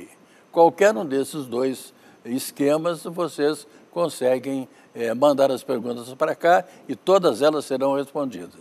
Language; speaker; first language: Portuguese; native; Portuguese